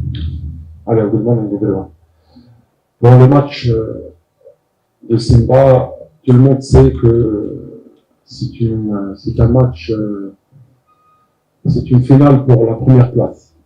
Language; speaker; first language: French; non-native, local second language; Arabic